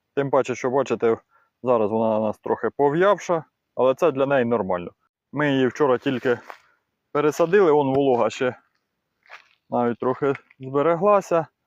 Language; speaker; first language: Ukrainian; non-native, local second language; Russian